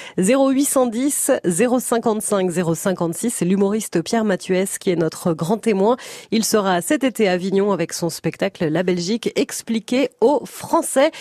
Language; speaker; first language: French; native; French